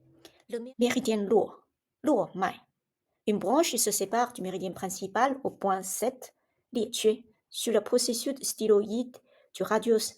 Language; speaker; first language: French; non-native, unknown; Chinese